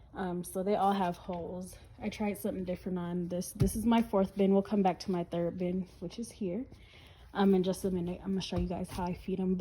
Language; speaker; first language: English; native; English